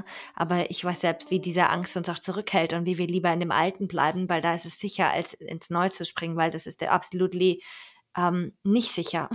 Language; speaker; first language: German; native; German